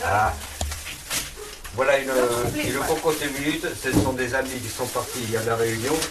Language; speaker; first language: French; native; French